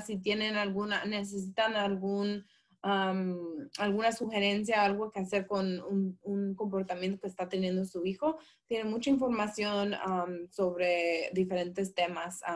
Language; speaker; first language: Spanish; early bilingual, heritage; Spanish